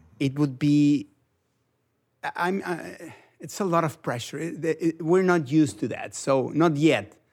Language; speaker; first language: English; non-native, fluent; Spanish